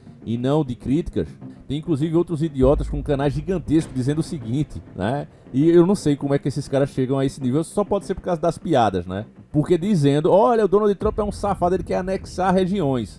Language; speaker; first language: Portuguese; native; Portuguese